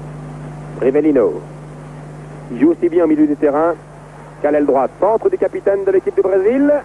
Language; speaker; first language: French; native; French